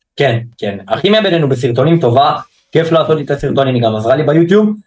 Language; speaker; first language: Hebrew; native; Hebrew